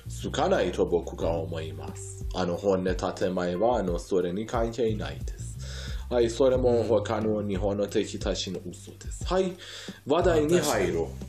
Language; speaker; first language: Japanese; non-native, fluent; Persian